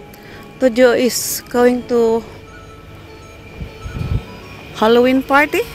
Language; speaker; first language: English; non-native, local second language; Filipino